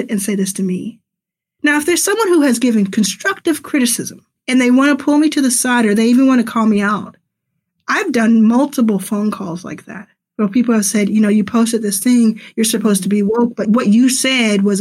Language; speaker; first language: English; native; English